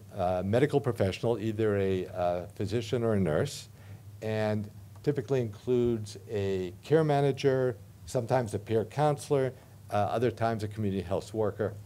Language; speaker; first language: English; native; English